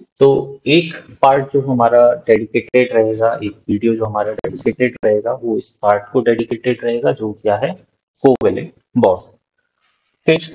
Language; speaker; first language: Hindi; native; Hindi